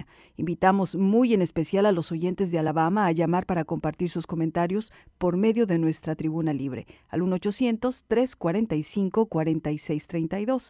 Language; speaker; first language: Spanish; native; Spanish